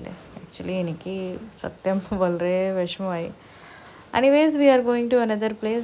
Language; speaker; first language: Malayalam; non-native, learner; Hindi